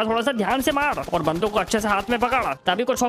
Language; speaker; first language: Hindi; native; Hindi